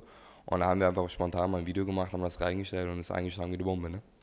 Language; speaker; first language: German; native; German